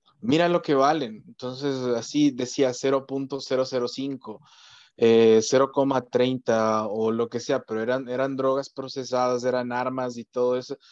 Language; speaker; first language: Spanish; native; Spanish